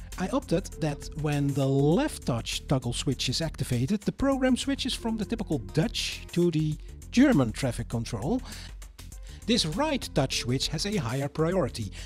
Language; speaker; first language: English; non-native, fluent; Dutch